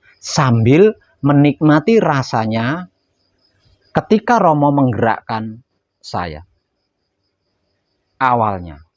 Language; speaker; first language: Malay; non-native, local second language; Javanese